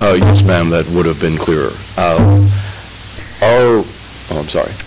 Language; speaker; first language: English; native; English